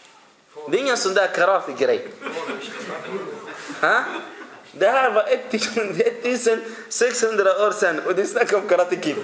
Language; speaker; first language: Swedish; early bilingual, other home language; Arabic